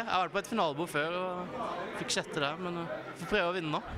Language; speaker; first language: Norwegian; native; Norwegian